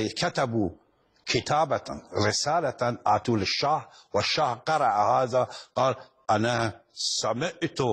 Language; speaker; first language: Arabic; non-native, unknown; Persian